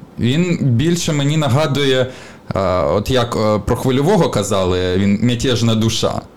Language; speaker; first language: Ukrainian; native; Ukrainian